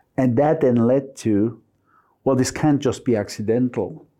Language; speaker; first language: English; non-native, fluent; Spanish